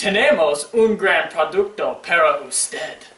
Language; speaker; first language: Spanish; non-native, learner; English